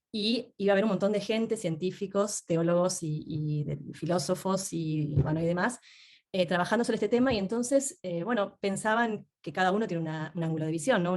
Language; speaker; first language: Spanish; native; Spanish